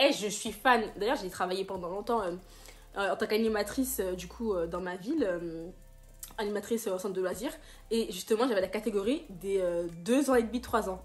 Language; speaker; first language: French; native; French